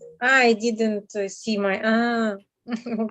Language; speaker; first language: English; non-native, learner; Russian